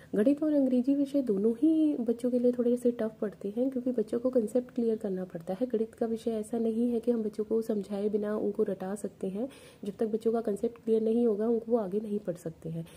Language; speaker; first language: Hindi; native; Hindi